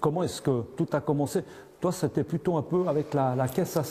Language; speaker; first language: French; native; French